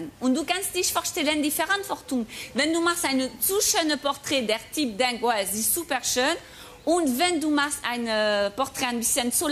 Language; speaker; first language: German; non-native, fluent; French